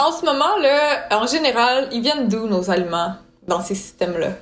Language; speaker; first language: French; native; French